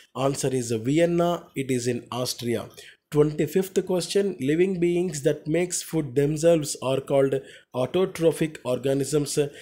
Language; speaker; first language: English; non-native, local second language; Telugu